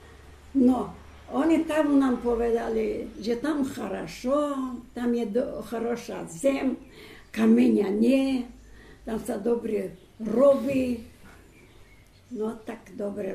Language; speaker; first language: Slovak; early bilingual, heritage; Slovak